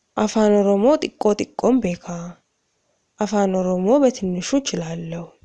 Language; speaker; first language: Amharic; non-native, local second language; Oromo